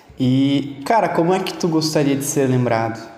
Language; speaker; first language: Portuguese; native; Portuguese